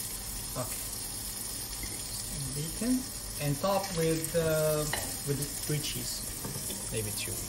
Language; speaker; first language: English; non-native, local second language; Filipino